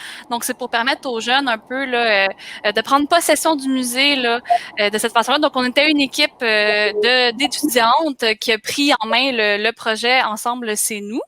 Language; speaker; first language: French; native; French